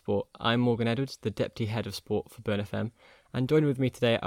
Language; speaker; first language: English; native; English